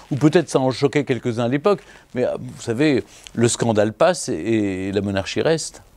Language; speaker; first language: French; native; French